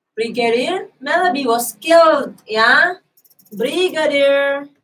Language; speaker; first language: English; non-native, fluent; Indonesian